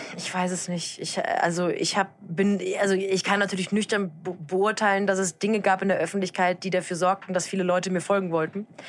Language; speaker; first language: German; native; German